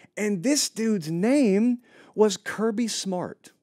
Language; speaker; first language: English; native; English